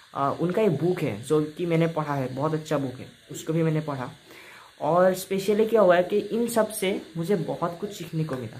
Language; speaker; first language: Hindi; non-native, local second language; Assamese